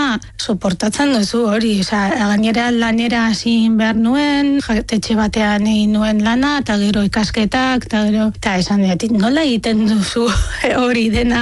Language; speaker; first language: Basque; non-native, fluent; Arabic